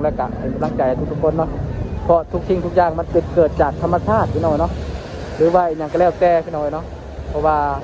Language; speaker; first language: Thai; non-native, local second language; Lao